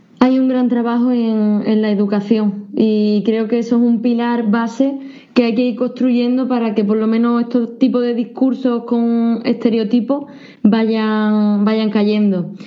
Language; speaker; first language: Spanish; native; Spanish